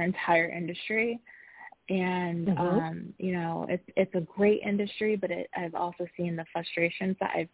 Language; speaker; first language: English; native; English